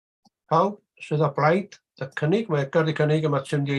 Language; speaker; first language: Welsh; native; Welsh